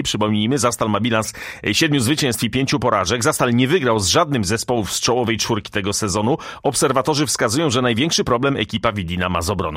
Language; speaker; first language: Polish; native; Polish